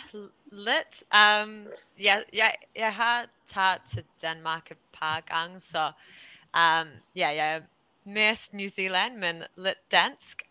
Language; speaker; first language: Danish; early bilingual, heritage; English